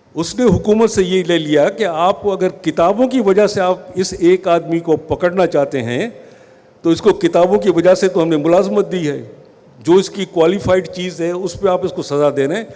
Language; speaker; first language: Urdu; non-native, local second language; Sindhi